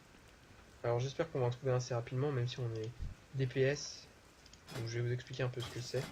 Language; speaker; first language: French; native; French